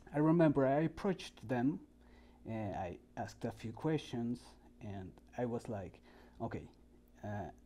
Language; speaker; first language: English; non-native, fluent; Spanish